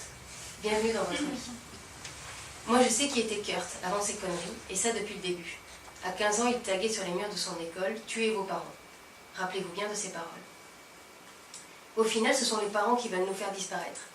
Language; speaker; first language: French; native; French